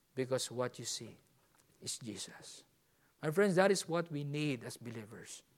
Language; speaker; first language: English; non-native, local second language; Filipino